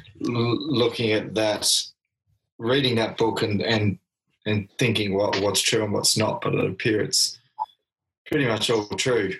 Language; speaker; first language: English; native; English